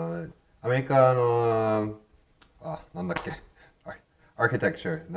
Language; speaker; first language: Japanese; non-native, fluent; English